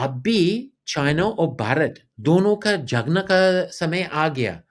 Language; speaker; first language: Hindi; non-native, fluent; English